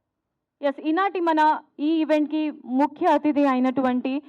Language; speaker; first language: Telugu; native; Telugu